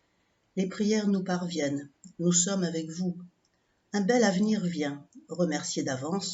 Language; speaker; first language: French; native; French